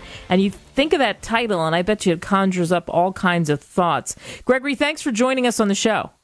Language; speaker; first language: English; native; English